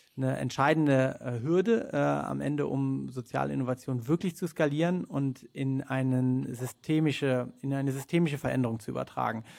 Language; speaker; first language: German; native; German